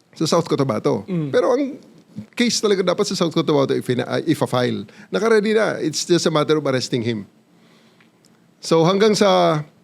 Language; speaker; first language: Filipino; non-native, local second language; Cebuano